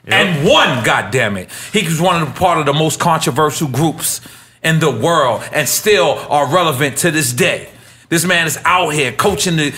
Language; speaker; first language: English; native; English